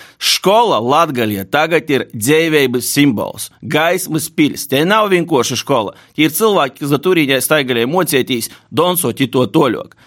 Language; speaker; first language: Latvian; native; Latvian